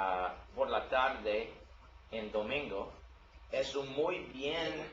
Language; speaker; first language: Spanish; non-native, learner; English